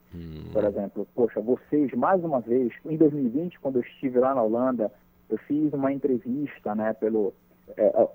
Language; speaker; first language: Portuguese; native; Portuguese